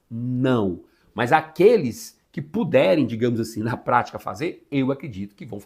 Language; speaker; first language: Portuguese; native; Portuguese